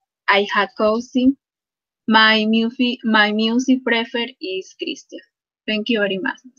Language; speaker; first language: English; non-native, learner; Spanish